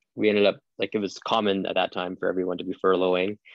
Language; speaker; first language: English; native; English